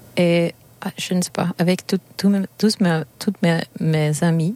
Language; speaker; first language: French; non-native, learner; Swedish